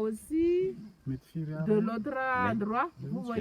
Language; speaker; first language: French; non-native, local second language; Malagasy